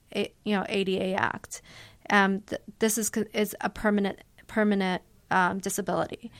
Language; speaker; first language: English; native; English